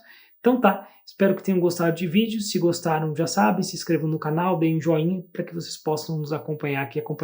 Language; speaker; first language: Portuguese; native; Portuguese